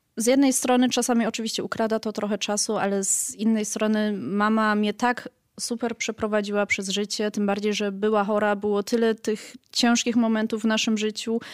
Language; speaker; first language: Polish; early bilingual, heritage; Polish